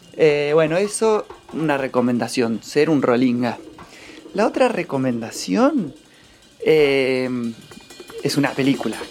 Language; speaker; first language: Spanish; native; Spanish